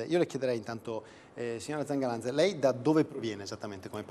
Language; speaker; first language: Italian; native; Italian